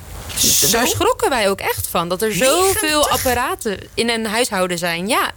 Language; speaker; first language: Dutch; native; Dutch